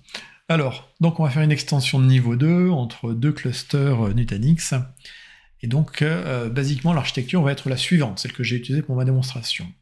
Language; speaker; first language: French; native; French